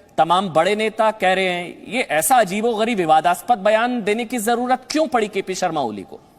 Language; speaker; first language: Hindi; native; Hindi